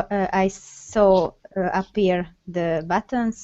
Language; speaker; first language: English; non-native, learner; Hungarian